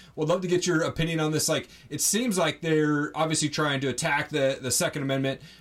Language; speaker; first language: English; native; English